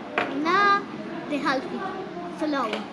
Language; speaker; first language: Spanish; early bilingual, heritage; Spanish